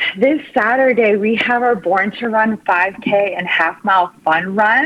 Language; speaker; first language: English; early bilingual, other home language; Spanish